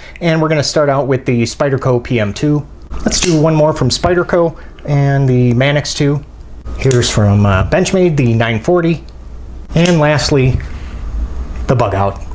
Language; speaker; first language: English; native; English